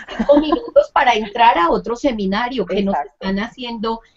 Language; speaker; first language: Spanish; native; Spanish